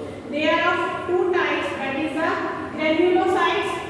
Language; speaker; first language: English; non-native, local second language; Hindi